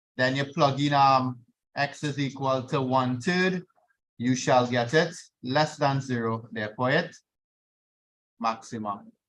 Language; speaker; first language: English; native; English